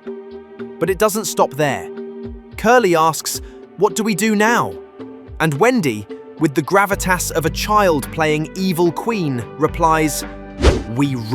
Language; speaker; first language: English; native; English